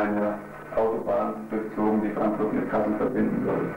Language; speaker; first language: German; native; German